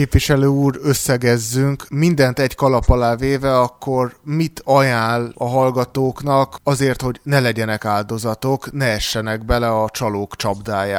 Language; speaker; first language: Hungarian; native; Hungarian